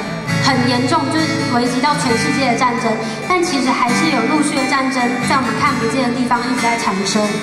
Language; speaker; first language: Chinese; native; Chinese